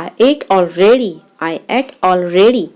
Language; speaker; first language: English; non-native, local second language; Hindi